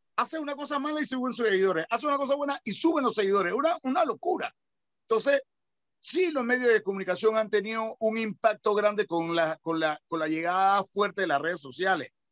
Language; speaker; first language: Spanish; native; Spanish